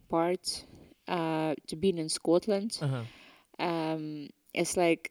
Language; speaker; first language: English; non-native, fluent; Ukrainian